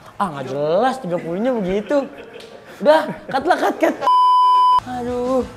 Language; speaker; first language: Indonesian; native; Indonesian